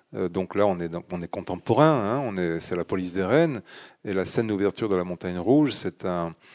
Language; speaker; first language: French; native; French